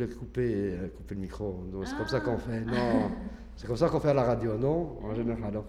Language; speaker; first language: French; early bilingual, other home language; Arabic